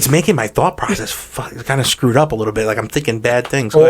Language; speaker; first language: English; native; English